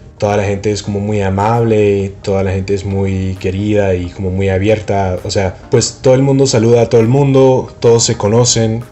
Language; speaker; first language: Spanish; non-native, fluent; English